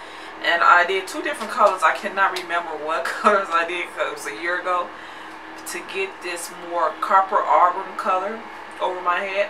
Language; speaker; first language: English; native; English